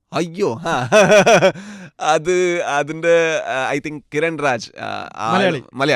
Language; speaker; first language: Malayalam; non-native, learner; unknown